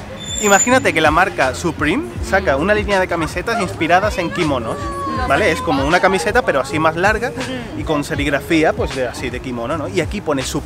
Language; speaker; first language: Spanish; native; Spanish